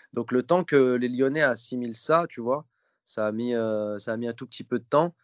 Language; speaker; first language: French; native; French